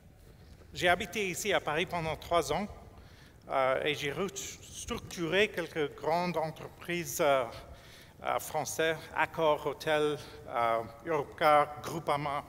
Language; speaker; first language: French; non-native, fluent; English